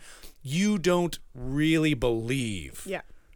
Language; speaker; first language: English; early bilingual, other home language; Spanish